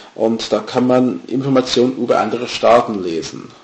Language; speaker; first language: German; native; German